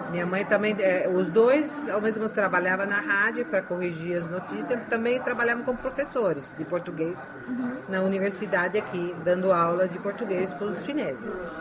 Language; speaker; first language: Portuguese; early bilingual, heritage; Chinese